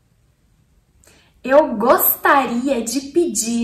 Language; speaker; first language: Portuguese; native; Portuguese